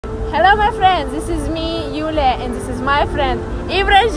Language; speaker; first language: English; non-native, learner; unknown